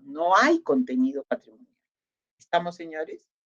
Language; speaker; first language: Spanish; native; Spanish